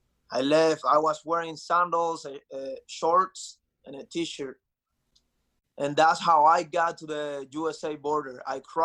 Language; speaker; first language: English; non-native, fluent; Spanish